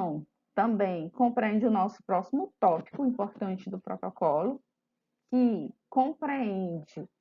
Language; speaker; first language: Portuguese; native; Portuguese